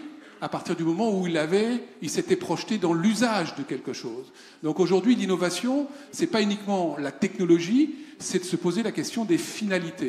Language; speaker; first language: French; native; French